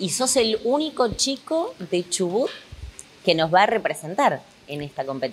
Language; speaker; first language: Spanish; native; Spanish